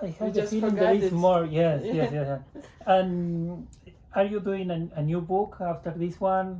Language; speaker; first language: English; non-native, learner; Spanish